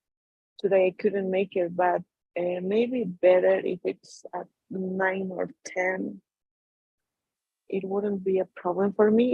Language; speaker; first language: English; non-native, learner; Spanish